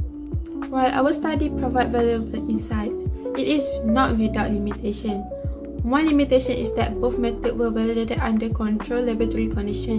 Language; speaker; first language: English; non-native, local second language; Malay